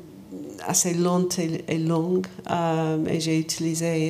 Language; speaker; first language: French; non-native, learner; English